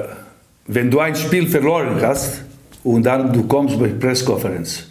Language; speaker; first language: German; non-native, fluent; Serbian